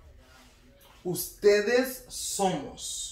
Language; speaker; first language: Spanish; non-native, learner; Haitian Creole